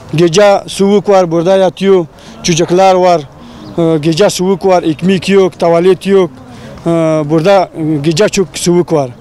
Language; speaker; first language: Turkish; non-native, learner; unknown